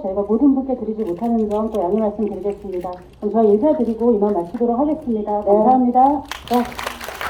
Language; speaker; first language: Korean; native; Korean